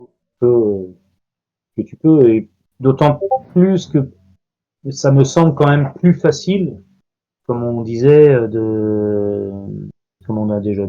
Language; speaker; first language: French; native; French